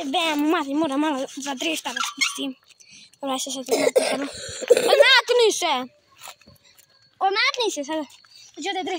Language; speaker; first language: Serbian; early bilingual, heritage; Croatian